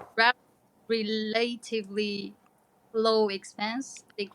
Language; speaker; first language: English; non-native, learner; Chinese